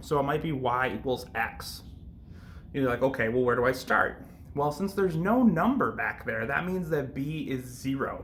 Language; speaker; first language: English; native; English